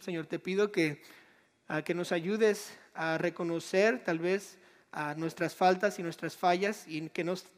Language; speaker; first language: Spanish; native; Spanish